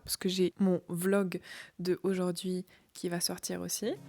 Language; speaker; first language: French; native; French